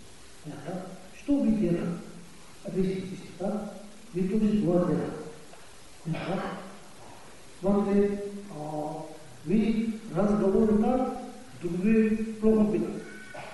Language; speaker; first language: Russian; non-native, learner; Tibetan